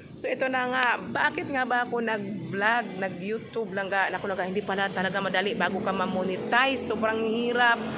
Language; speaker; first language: Filipino; non-native, local second language; Cebuano